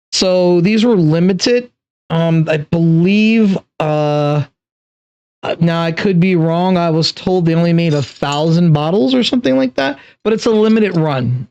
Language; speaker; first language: English; native; English